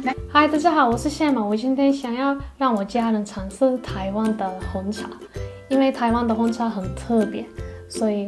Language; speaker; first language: Chinese; non-native, fluent; Turkish